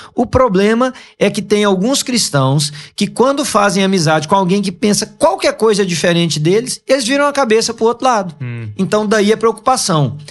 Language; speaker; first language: Portuguese; native; Portuguese